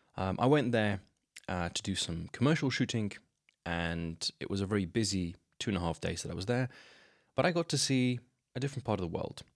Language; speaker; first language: English; non-native, fluent; Slovenian